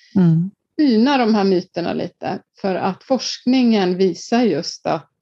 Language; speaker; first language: Swedish; non-native, fluent; Icelandic